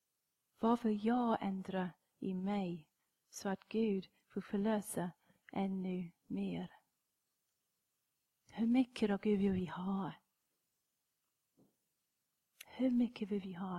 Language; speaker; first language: Swedish; non-native, fluent; English